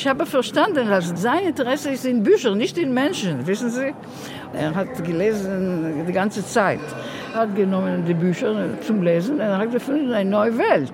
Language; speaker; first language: German; non-native, learner; Hebrew